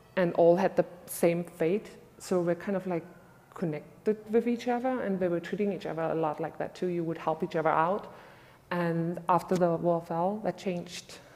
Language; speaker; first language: English; non-native, fluent; German